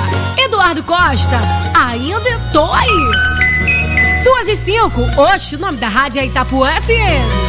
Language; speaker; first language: Portuguese; native; Portuguese